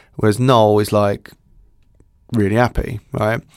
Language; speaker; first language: English; native; English